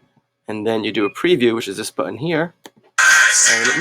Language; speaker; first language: English; native; English